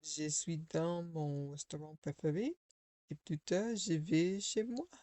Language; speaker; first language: French; non-native, learner; English